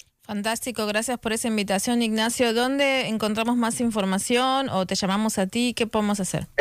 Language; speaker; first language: Spanish; native; Spanish